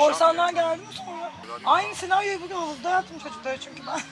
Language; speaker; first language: Turkish; native; Turkish